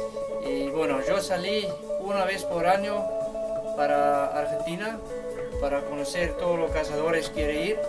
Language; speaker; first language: Spanish; non-native, learner; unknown